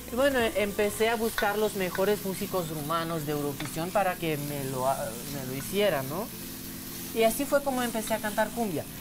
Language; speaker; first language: Spanish; non-native, fluent; Romanian